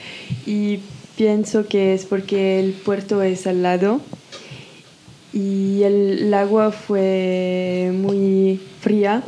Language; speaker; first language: Spanish; non-native, learner; French